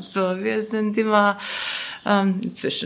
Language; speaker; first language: German; non-native, learner; Latvian